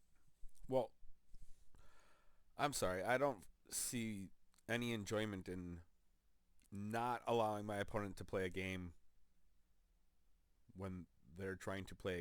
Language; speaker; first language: English; native; English